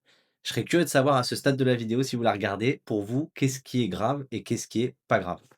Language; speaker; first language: French; native; French